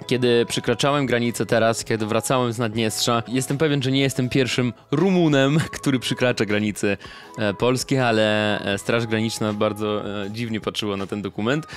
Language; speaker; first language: Polish; non-native, fluent; Russian